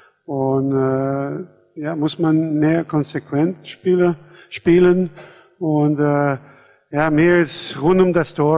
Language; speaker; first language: German; non-native, fluent; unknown